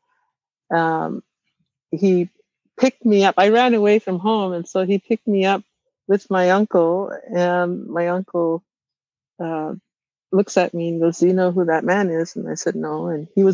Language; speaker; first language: English; non-native, fluent; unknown